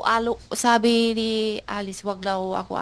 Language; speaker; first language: Filipino; non-native, learner; Chinese